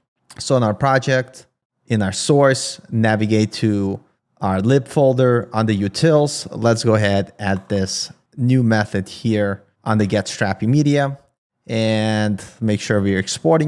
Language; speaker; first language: English; native; English